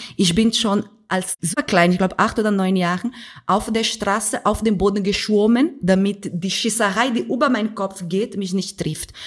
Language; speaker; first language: German; non-native, fluent; Portuguese